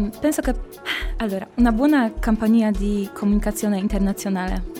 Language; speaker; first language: Italian; non-native, learner; Polish